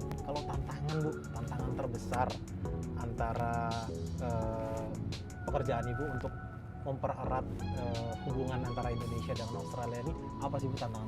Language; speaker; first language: Indonesian; native; Indonesian